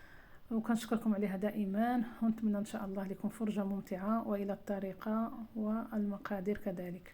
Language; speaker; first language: Arabic; native; Arabic